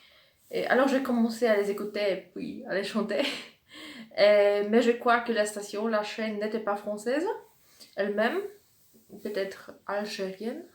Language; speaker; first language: French; non-native, fluent; Polish